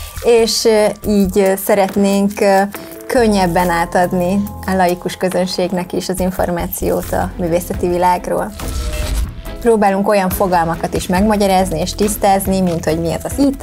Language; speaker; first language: Hungarian; native; Hungarian